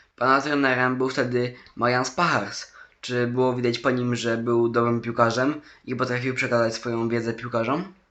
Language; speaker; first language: Polish; native; Polish